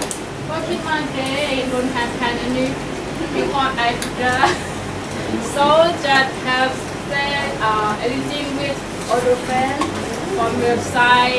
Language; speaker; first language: English; non-native, learner; Thai